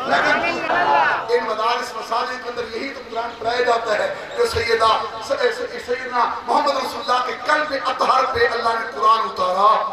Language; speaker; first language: Urdu; non-native, local second language; Saraiki